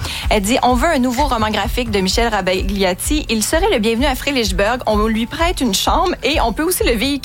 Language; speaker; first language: French; native; French